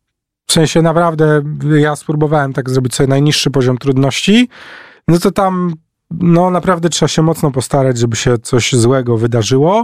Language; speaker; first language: Polish; native; Polish